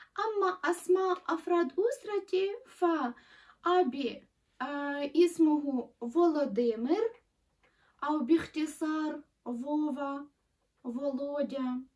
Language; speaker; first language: Arabic; non-native, fluent; Ukrainian